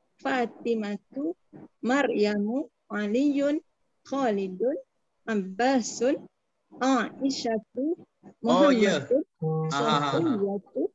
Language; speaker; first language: Arabic; non-native, learner; Malay